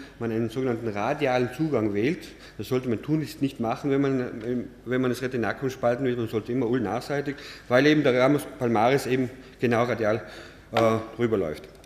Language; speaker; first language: German; native; German